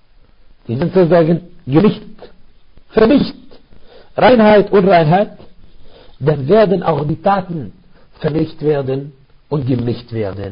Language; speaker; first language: German; non-native, fluent; Arabic